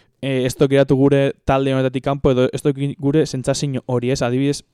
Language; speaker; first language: Basque; native; Basque